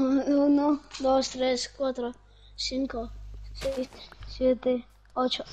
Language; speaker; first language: Spanish; non-native, learner; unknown